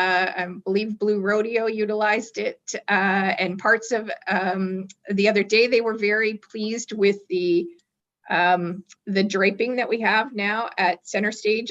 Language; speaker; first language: English; native; English